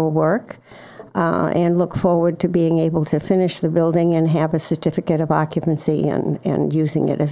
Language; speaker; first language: English; native; English